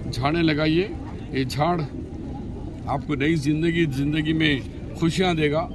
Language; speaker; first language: Hindi; non-native, local second language; Telugu